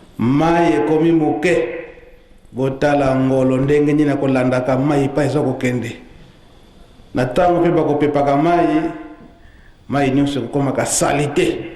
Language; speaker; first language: Lingala; non-native, local second language; Kongo